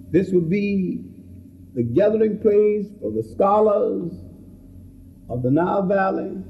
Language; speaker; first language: English; native; English